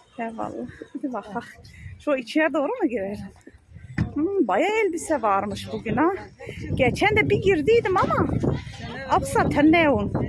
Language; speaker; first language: Turkish; early bilingual, heritage; Turkish